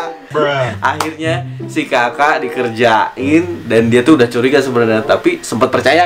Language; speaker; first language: Indonesian; native; Indonesian